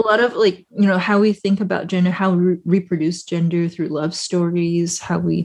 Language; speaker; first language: English; native; English